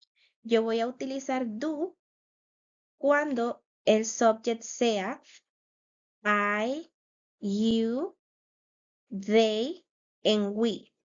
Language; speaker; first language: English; non-native, fluent; Spanish